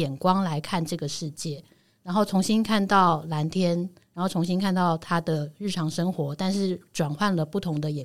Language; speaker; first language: Chinese; native; Chinese